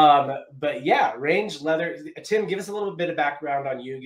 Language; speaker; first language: English; native; English